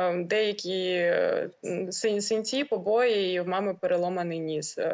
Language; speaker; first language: Ukrainian; native; Ukrainian